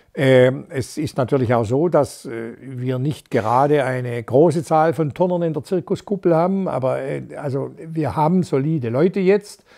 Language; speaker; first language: German; native; German